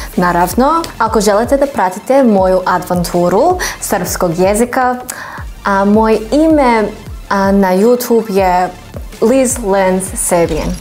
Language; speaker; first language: Serbian; non-native, learner; English